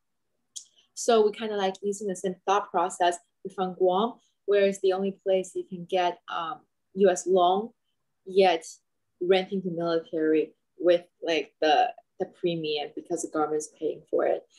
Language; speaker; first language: English; non-native, fluent; Chinese